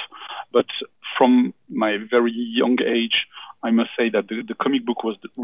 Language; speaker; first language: English; non-native, fluent; French